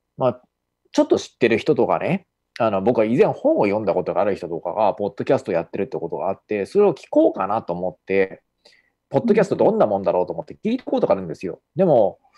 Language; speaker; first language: Japanese; native; Japanese